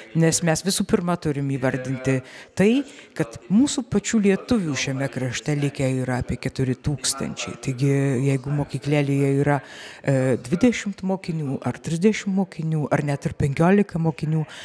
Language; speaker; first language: Lithuanian; native; Lithuanian